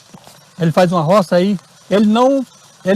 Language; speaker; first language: Portuguese; native; Portuguese